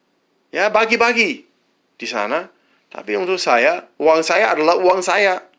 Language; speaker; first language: Indonesian; non-native, fluent; English